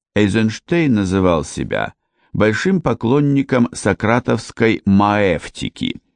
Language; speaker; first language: Russian; native; Russian